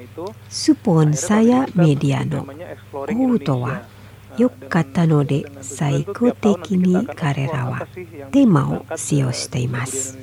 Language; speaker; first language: Japanese; non-native, fluent; Indonesian